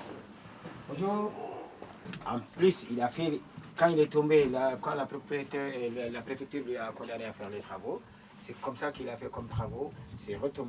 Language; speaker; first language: French; native; French